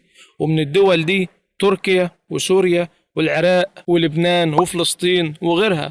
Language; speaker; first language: Arabic; native; Arabic